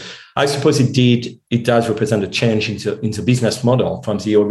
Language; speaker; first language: English; non-native, fluent; French